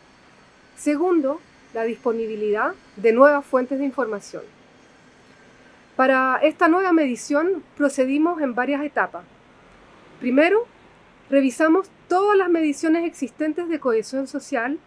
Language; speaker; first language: Spanish; native; Spanish